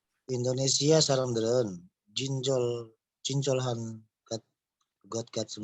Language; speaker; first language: Korean; non-native, learner; Indonesian